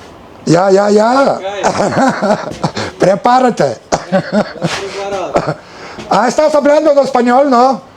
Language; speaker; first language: Spanish; non-native, learner; Lithuanian